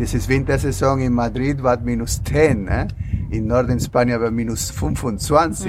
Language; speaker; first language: German; non-native, learner; Spanish